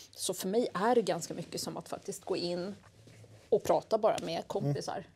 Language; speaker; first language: Swedish; non-native, local second language; Assyrian Neo-Aramaic